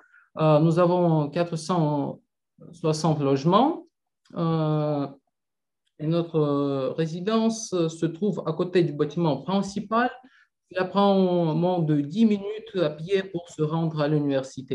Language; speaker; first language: French; non-native, fluent; Russian